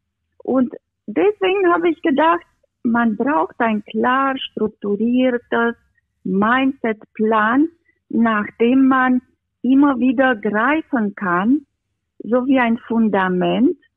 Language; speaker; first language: German; non-native, fluent; Romanian